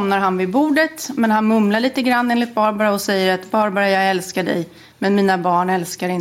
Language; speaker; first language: Swedish; native; Swedish